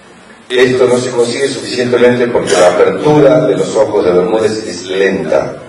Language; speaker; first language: Spanish; native; Spanish